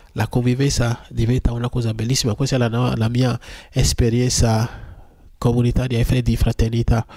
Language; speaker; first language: Italian; non-native, fluent; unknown